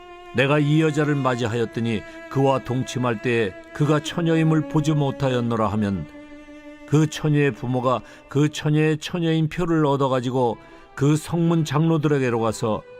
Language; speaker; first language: Korean; native; Korean